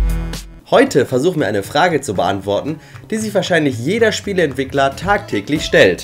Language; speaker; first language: German; native; German